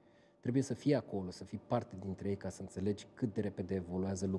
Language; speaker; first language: Romanian; native; Romanian